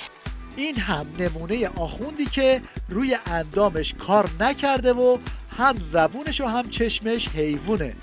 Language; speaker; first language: Persian; native; Persian